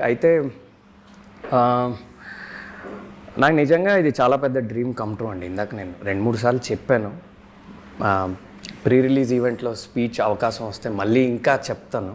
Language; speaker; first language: Telugu; native; Telugu